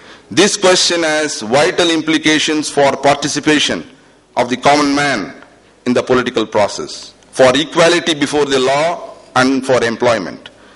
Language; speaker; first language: English; non-native, local second language; Tamil